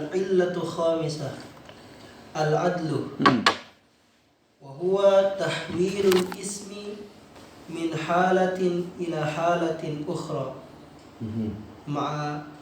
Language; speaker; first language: Arabic; non-native, learner; Indonesian